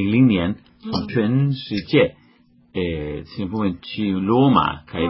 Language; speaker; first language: Chinese; non-native, fluent; Spanish